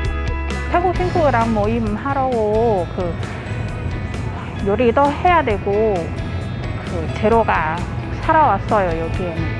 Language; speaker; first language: Korean; non-native, fluent; Thai